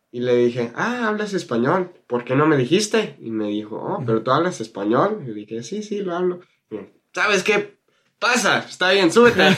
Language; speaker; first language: Spanish; non-native, fluent; English